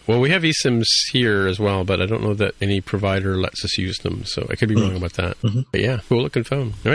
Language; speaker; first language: English; native; English